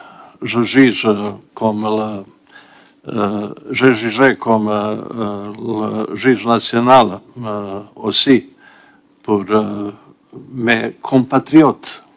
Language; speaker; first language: French; non-native, learner; Bosnian